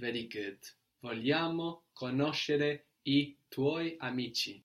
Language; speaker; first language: Italian; non-native, fluent; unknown